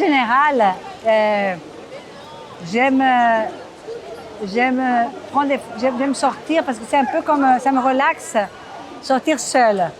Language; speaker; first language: French; non-native, fluent; Portuguese